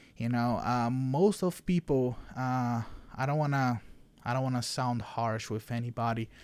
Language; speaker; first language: English; non-native, fluent; Portuguese